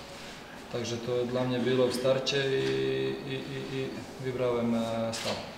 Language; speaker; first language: Polish; non-native, fluent; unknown